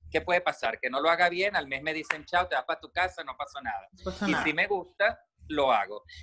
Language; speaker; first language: Spanish; native; Spanish